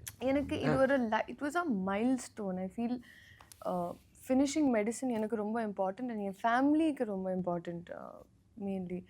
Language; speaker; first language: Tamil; non-native, learner; Telugu